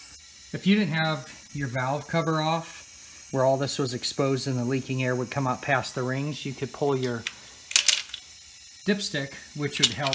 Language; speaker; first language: English; native; English